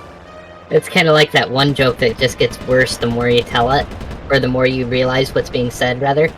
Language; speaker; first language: English; native; English